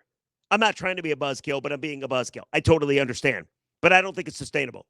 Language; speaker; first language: English; native; English